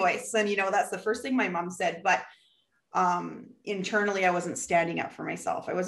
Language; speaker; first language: English; native; English